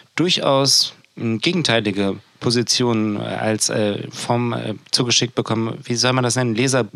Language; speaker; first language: German; native; German